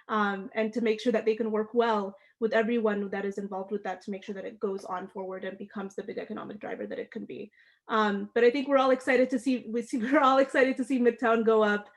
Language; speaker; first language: English; early bilingual, other home language; Amharic